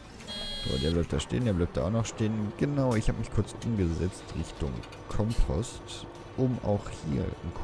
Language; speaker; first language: German; native; German